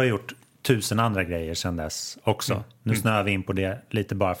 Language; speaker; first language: Swedish; native; Swedish